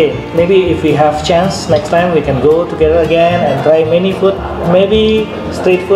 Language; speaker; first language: English; non-native, learner; Indonesian